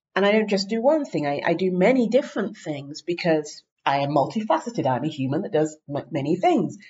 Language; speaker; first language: English; native; English